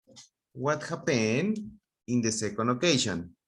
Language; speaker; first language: English; non-native, fluent; Spanish